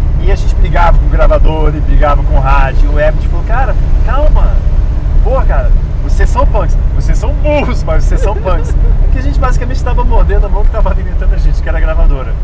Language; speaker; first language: Portuguese; early bilingual, other home language; English